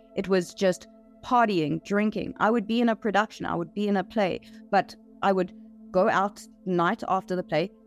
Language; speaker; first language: English; native; English